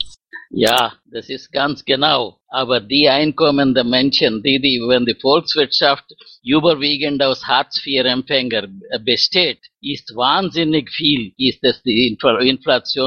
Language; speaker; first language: German; non-native, fluent; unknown